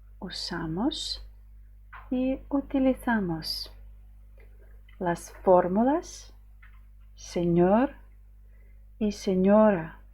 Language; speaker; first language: Spanish; non-native, fluent; Ukrainian